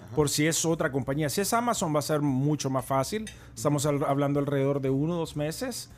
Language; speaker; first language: Spanish; native; Spanish